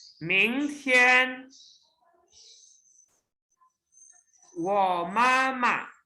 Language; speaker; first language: Chinese; non-native, fluent; Indonesian